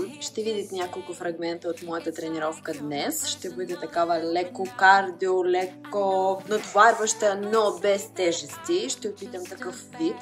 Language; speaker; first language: Bulgarian; non-native, fluent; Russian